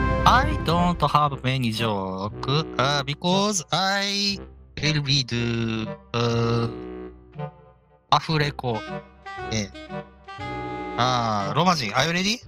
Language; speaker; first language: English; non-native, learner; Japanese